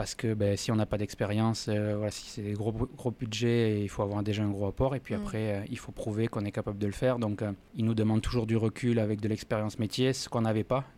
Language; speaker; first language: French; native; French